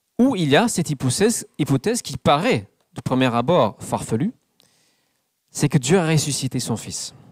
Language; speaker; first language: French; non-native, fluent; English